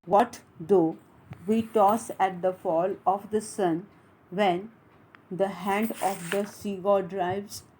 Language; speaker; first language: English; non-native, local second language; Marathi